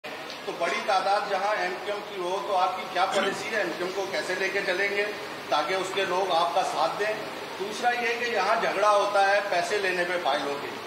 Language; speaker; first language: Urdu; native; Urdu